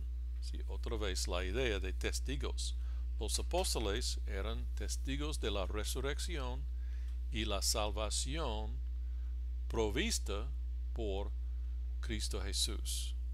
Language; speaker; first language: Spanish; non-native, fluent; English